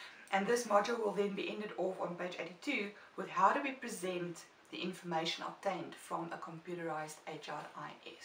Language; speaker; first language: English; non-native, local second language; Afrikaans